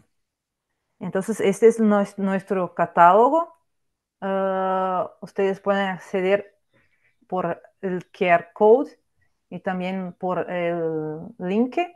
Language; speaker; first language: Spanish; non-native, fluent; Portuguese